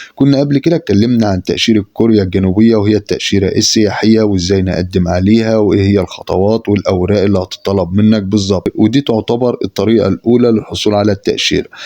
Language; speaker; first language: Arabic; native; Arabic